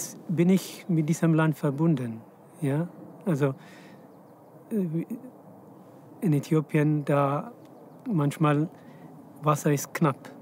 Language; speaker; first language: German; non-native, fluent; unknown